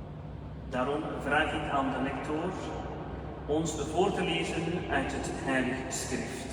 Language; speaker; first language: Dutch; non-native, fluent; Urdu